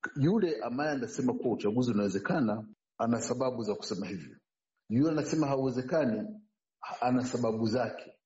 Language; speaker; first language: Swahili; non-native, local second language; Kinyarwanda